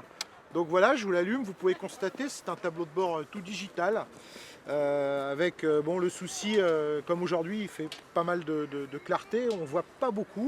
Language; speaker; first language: French; native; French